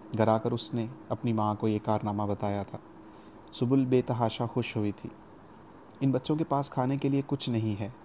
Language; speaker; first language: Urdu; native; Urdu